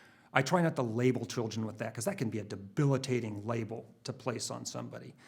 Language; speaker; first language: English; native; English